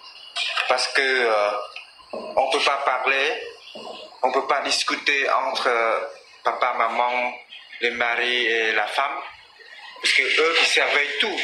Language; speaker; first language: French; non-native, learner; Khmer